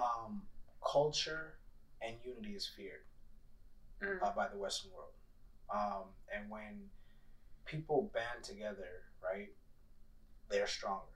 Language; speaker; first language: English; early bilingual, other home language; Tigrinya